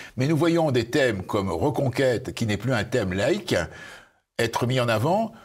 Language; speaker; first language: French; native; French